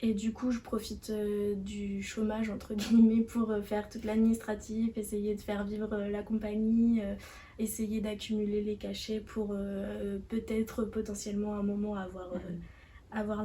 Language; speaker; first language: French; native; French